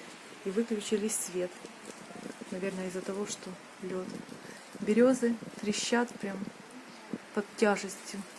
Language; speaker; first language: Russian; native; Russian